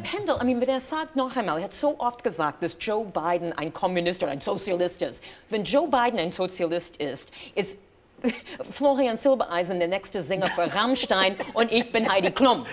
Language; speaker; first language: German; non-native, fluent; English